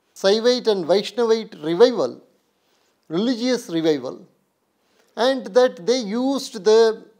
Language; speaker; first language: English; non-native, local second language; Tamil